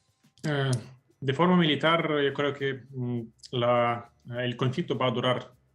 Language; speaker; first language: Spanish; non-native, fluent; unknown